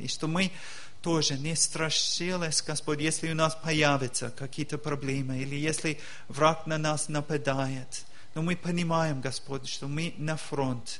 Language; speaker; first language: Russian; non-native, learner; English